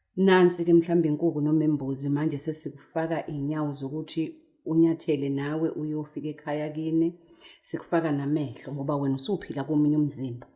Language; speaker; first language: Zulu; native; Zulu